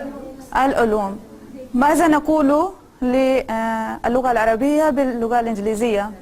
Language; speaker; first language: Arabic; non-native, fluent; Urdu